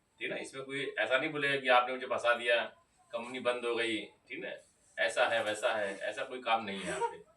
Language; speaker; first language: Hindi; native; Hindi